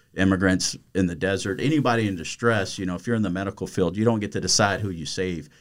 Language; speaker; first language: English; native; English